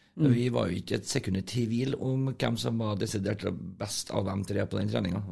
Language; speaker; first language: Norwegian; native; Norwegian